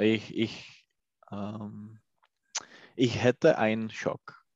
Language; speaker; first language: German; non-native, learner; Czech